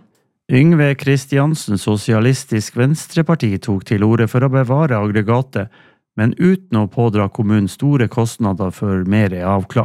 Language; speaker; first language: Norwegian; native; Norwegian